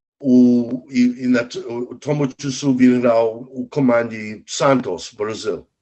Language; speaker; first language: Ukrainian; early bilingual, heritage; Ukrainian